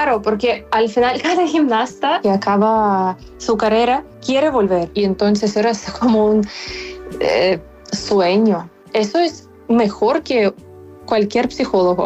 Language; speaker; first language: Spanish; non-native, fluent; Ukrainian